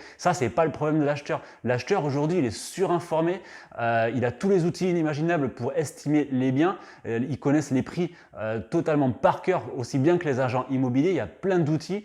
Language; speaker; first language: French; native; French